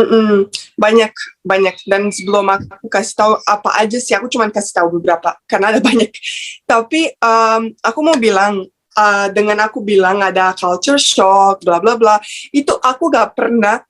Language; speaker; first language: Indonesian; non-native, fluent; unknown